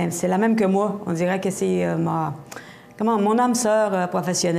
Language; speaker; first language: French; native; French